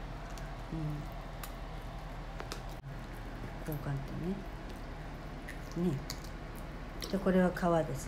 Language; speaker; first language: Japanese; native; Japanese